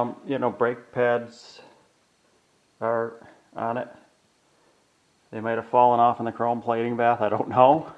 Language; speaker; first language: English; native; English